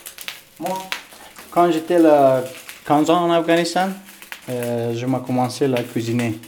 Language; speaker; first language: French; non-native, learner; Pashto